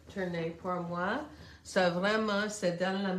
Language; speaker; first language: French; non-native, local second language; English